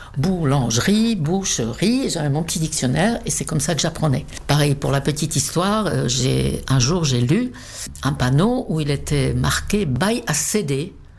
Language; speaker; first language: French; non-native, fluent; Czech